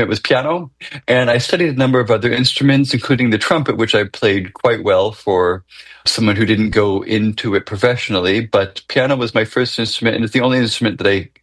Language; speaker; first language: English; native; English